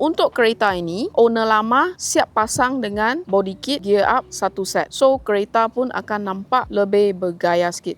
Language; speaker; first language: Malay; native; Malay